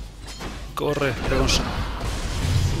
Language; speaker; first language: Spanish; native; Spanish